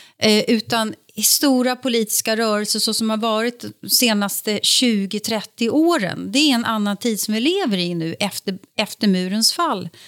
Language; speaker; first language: Swedish; native; Swedish